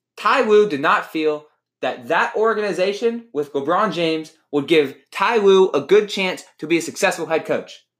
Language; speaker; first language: English; native; English